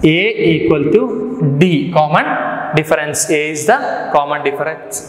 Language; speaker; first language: English; non-native, local second language; Malayalam